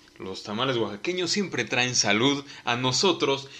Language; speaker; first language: Spanish; native; Spanish